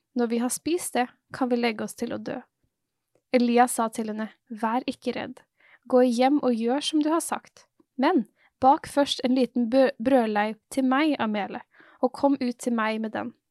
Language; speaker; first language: Norwegian; native; Norwegian